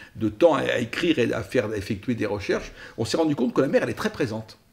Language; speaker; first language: French; native; French